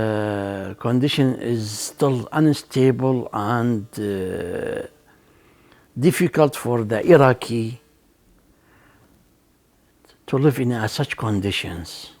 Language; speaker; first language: English; non-native, learner; Arabic